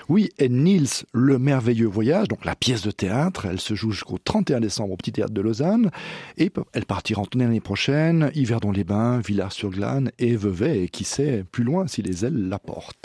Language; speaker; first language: French; native; French